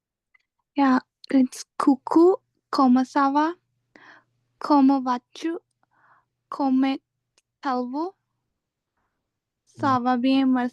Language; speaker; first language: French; non-native, learner; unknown